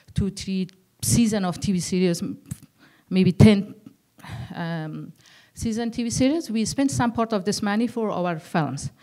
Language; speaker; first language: English; non-native, learner; Persian